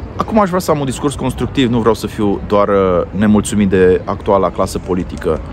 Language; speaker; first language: Romanian; native; Romanian